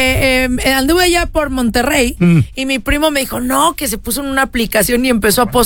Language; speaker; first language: Spanish; native; Spanish